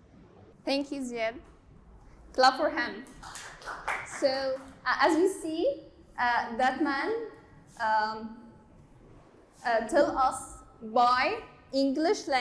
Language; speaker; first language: English; non-native, learner; Arabic